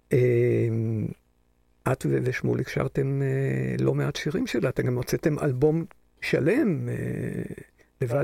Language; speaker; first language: Hebrew; native; Hebrew